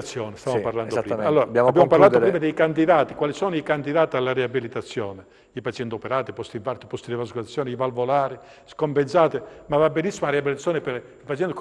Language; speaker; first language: Italian; native; Italian